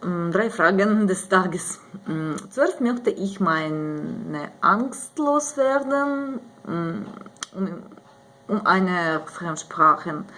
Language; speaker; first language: German; non-native, learner; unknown